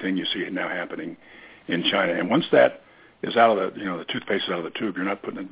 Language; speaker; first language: English; native; English